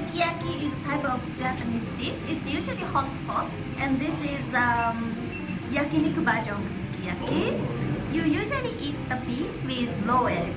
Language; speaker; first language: English; non-native, fluent; Japanese